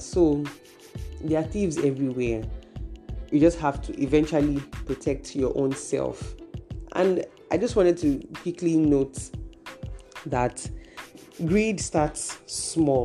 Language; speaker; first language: English; non-native, local second language; Yoruba